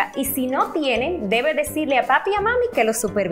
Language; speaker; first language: Spanish; native; Spanish